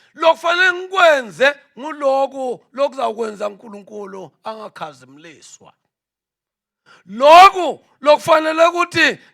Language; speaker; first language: Zulu; non-native, local second language; Swati